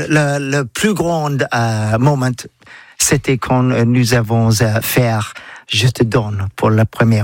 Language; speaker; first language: French; non-native, learner; English